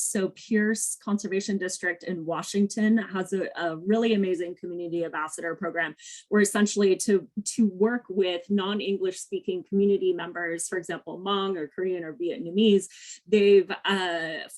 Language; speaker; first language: English; native; English